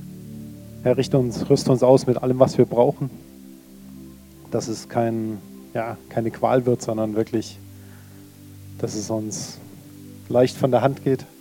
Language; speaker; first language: German; native; German